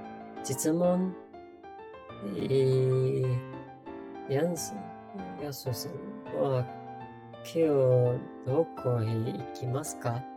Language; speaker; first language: Japanese; non-native, learner; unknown